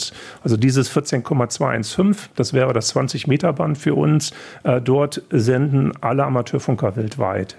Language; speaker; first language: German; native; German